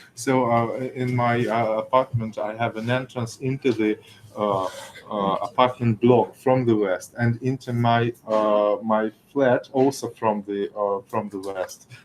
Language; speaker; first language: English; non-native, fluent; Russian